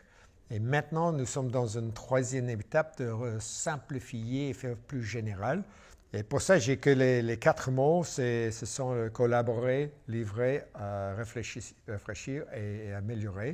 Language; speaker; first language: French; non-native, fluent; English